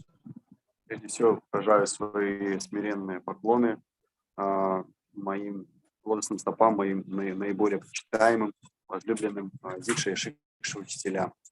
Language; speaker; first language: Russian; native; Russian